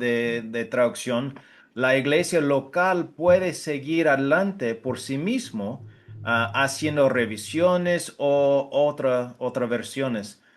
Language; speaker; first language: Spanish; non-native, fluent; English